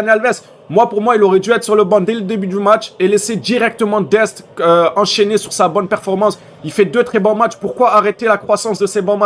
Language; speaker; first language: French; native; French